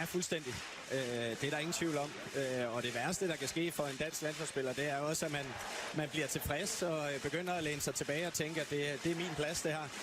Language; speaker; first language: Danish; native; Danish